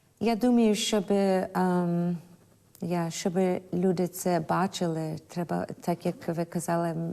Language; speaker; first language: Ukrainian; early bilingual, heritage; Ukrainian